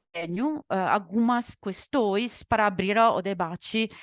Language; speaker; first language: Portuguese; non-native, fluent; Italian